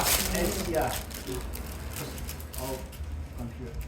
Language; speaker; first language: English; non-native, learner; Nepali